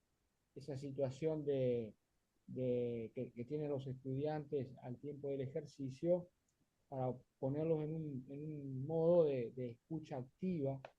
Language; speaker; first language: Spanish; native; Spanish